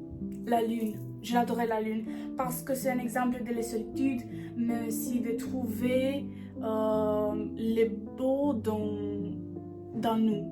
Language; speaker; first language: French; non-native, learner; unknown